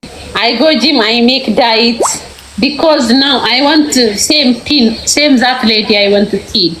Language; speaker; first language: English; non-native, learner; Amharic